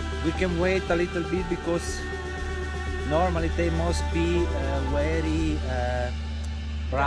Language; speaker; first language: English; non-native, learner; Italian